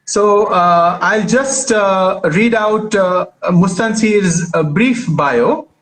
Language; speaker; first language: English; non-native, local second language; Marathi